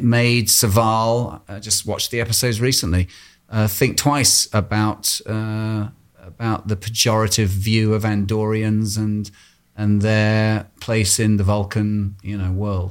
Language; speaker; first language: English; native; English